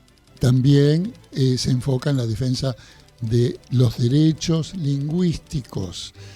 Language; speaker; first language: Spanish; native; Spanish